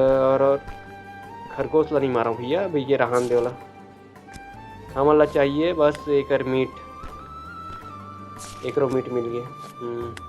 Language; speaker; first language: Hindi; non-native, local second language; Chhattisgarhi